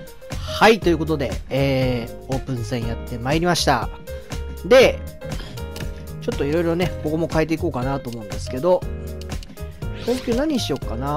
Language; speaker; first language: Japanese; native; Japanese